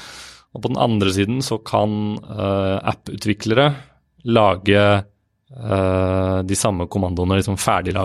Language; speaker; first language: Norwegian; native; Norwegian